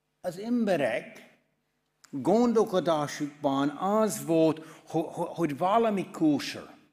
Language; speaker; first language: Hungarian; non-native, fluent; English